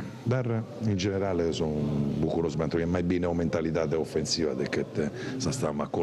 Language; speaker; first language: Romanian; non-native, fluent; Italian